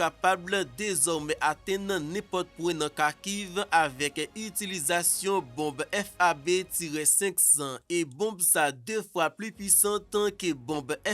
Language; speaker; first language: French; non-native, local second language; Haitian Creole